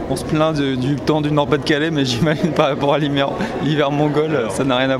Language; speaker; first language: French; native; French